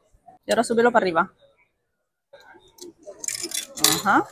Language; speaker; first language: Spanish; non-native, learner; Indonesian